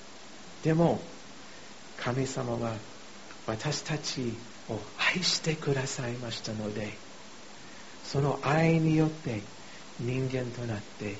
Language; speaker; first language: Japanese; non-native, fluent; English